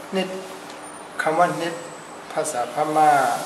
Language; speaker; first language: Thai; non-native, fluent; Burmese